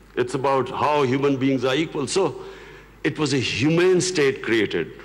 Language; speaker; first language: English; non-native, local second language; Urdu